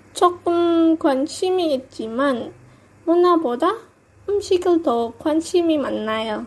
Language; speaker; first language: Korean; non-native, learner; Indonesian